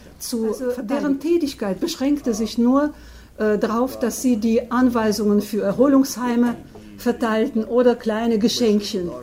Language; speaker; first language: German; non-native, fluent; Ukrainian